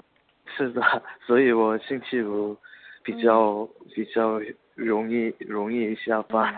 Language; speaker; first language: Chinese; non-native, learner; Korean